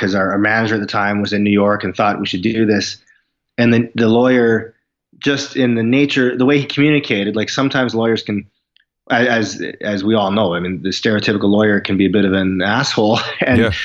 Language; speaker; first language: English; native; English